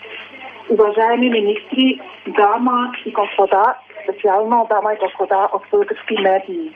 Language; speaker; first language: Bulgarian; non-native, learner; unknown